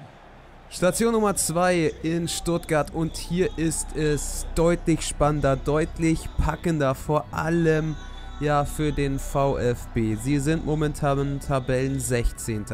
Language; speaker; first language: German; native; German